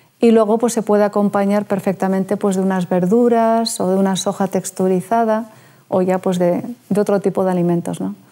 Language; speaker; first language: Spanish; native; Spanish